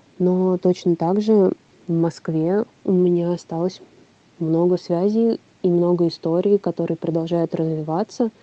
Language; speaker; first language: Russian; native; Russian